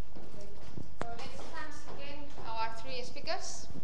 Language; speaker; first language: English; non-native, fluent; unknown